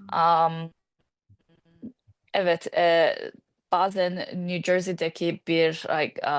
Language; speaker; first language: Turkish; non-native, learner; English